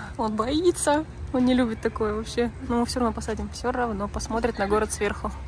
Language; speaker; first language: Russian; native; Russian